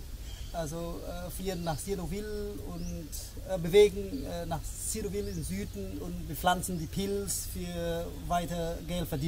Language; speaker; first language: German; non-native, learner; Khmer